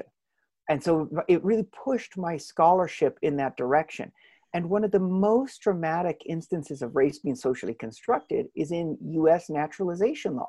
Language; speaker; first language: English; native; English